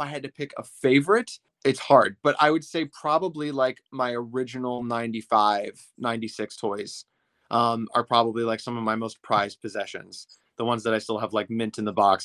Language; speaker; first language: English; native; English